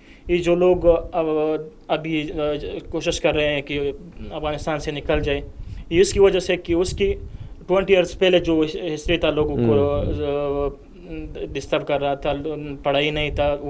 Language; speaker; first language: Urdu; non-native, fluent; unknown